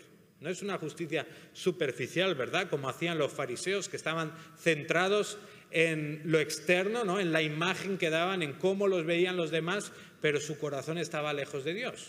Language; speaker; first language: Spanish; native; Spanish